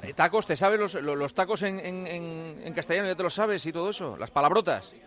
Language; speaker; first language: Spanish; native; Spanish